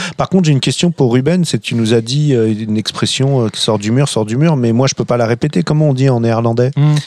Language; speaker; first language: French; non-native, fluent; Croatian